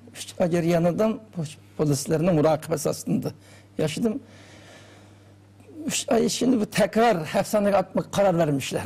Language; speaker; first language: Turkish; non-native, learner; Uyghur